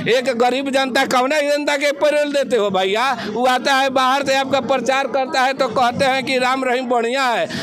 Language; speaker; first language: Hindi; native; Hindi